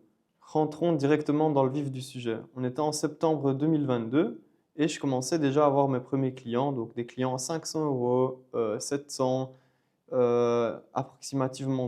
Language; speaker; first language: French; native; French